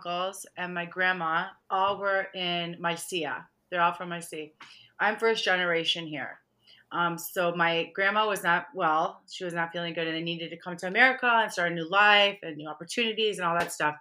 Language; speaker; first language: English; early bilingual, other home language; Albanian